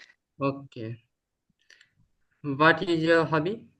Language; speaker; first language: English; non-native, learner; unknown